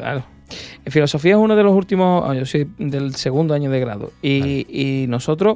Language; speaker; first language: Spanish; native; Spanish